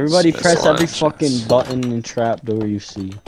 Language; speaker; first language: English; native; English